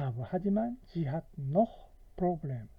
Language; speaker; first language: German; non-native, fluent; Korean